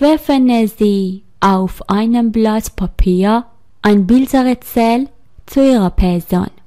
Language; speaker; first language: German; non-native, fluent; Persian